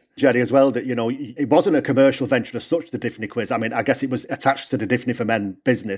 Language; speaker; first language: English; native; English